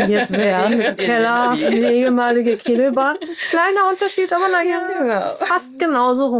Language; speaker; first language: German; native; German